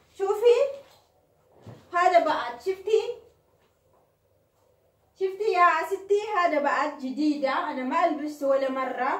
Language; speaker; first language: Arabic; non-native, learner; Oromo